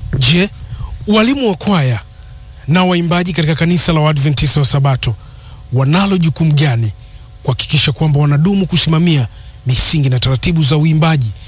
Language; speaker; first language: Swahili; native; Swahili